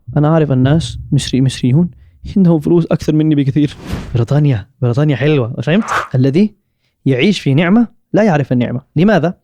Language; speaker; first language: Arabic; non-native, fluent; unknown